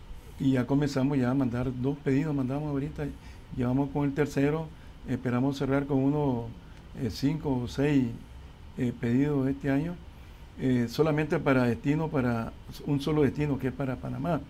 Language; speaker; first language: Spanish; native; Spanish